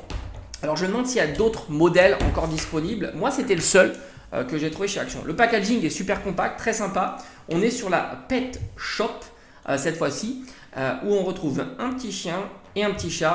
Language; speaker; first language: French; native; French